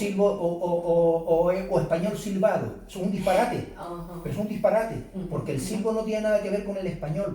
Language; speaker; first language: Spanish; native; Spanish